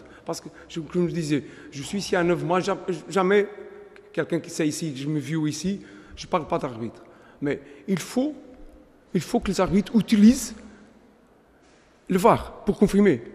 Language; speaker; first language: French; non-native, fluent; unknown